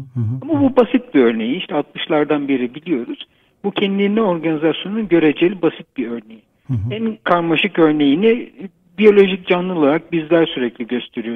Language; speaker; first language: Turkish; native; Turkish